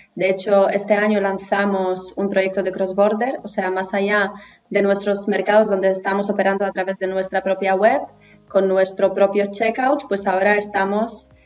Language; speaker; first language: Spanish; non-native, fluent; Polish